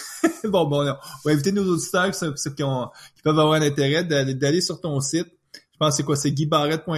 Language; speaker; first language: French; native; French